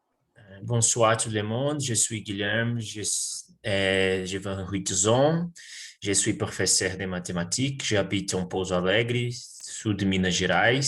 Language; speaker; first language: French; non-native, learner; Portuguese